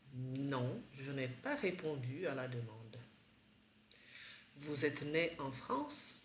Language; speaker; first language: French; non-native, fluent; Czech